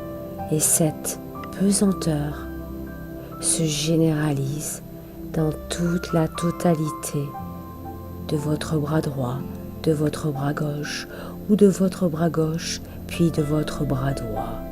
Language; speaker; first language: French; native; French